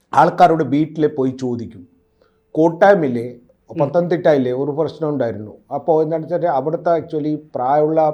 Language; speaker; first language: Malayalam; non-native, local second language; Odia